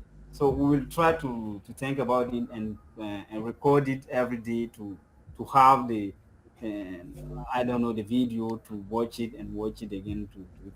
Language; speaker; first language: English; non-native, fluent; French